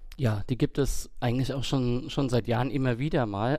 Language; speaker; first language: German; native; German